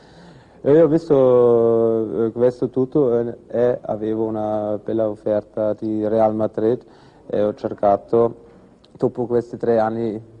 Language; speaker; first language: Italian; non-native, fluent; German